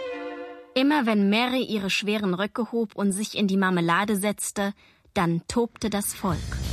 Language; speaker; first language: German; native; German